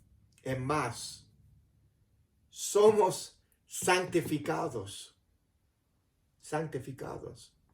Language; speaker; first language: Spanish; non-native, fluent; English